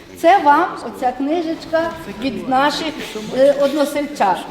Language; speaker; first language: Ukrainian; native; Ukrainian